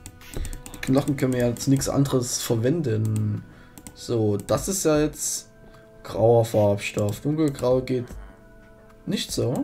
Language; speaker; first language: German; native; German